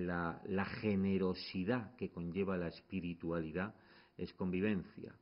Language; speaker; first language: Spanish; native; Spanish